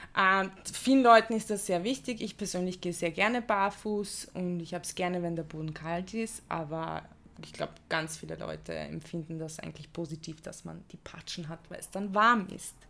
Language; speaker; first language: German; early bilingual, other home language; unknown